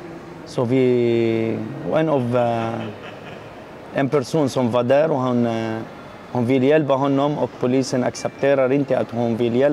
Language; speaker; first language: Swedish; non-native, learner; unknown